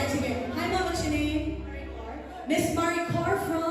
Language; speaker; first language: Filipino; native; Filipino